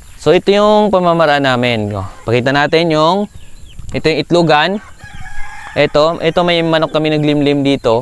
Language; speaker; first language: Filipino; non-native, local second language; Cebuano